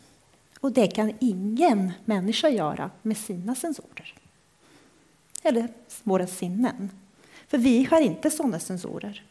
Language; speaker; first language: Swedish; non-native, fluent; Croatian